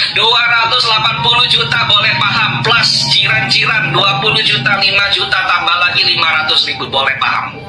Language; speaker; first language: Indonesian; native; Indonesian